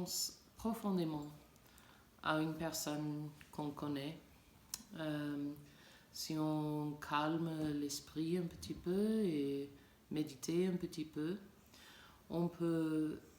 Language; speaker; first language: French; non-native, learner; English